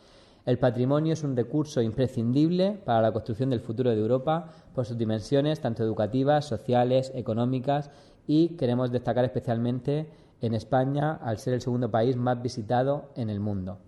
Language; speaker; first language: Spanish; native; Spanish